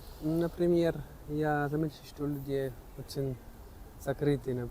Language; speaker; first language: Russian; non-native, learner; French